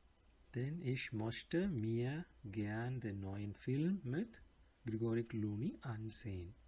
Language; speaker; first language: German; non-native, learner; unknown